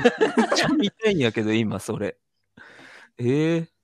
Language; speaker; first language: Japanese; native; Japanese